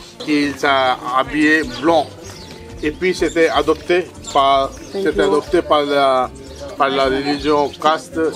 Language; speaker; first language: French; non-native, fluent; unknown